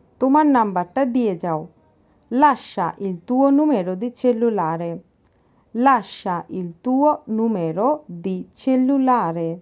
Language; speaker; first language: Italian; non-native, learner; Bangla